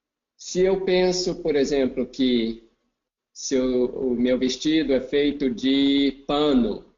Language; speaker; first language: Portuguese; non-native, fluent; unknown